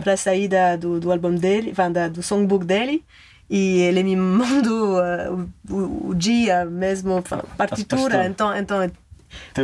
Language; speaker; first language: Portuguese; non-native, learner; French